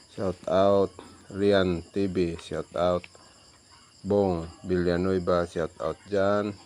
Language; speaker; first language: Filipino; non-native, local second language; Cebuano